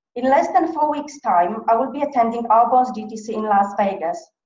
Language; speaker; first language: English; non-native, fluent; Polish